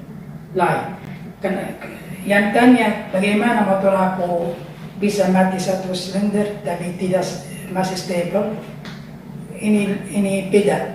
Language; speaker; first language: Indonesian; non-native, learner; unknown